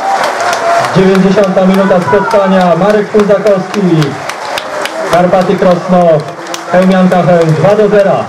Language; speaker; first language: Polish; native; Polish